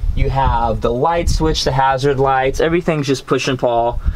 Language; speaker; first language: English; native; English